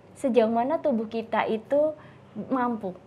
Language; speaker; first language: Indonesian; native; Indonesian